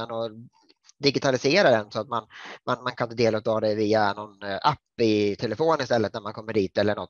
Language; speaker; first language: Swedish; native; Swedish